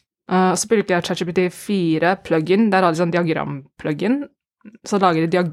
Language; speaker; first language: Norwegian; non-native, fluent; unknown